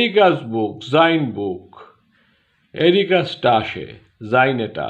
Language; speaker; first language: German; non-native, fluent; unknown